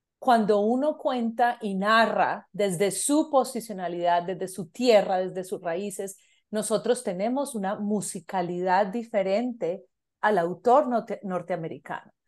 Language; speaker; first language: Spanish; native; Spanish